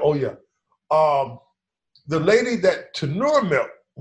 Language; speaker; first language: English; native; English